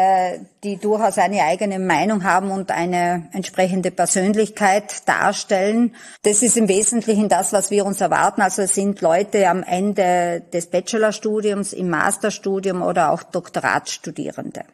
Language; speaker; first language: German; native; German